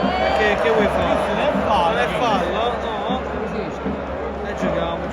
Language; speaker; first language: Italian; native; Italian